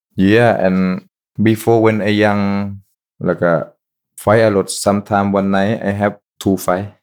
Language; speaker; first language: English; non-native, learner; Thai